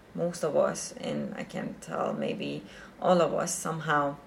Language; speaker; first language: English; non-native, fluent; Persian